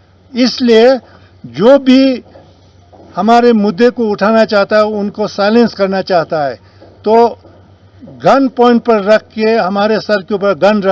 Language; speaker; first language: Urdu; non-native, local second language; Ladakhi